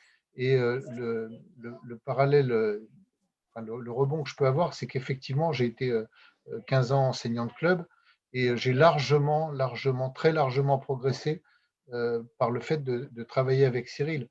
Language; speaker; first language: French; native; French